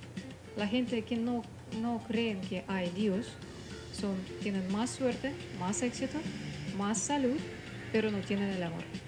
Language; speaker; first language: Spanish; non-native, fluent; Russian